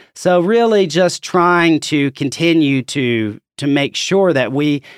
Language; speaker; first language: English; native; English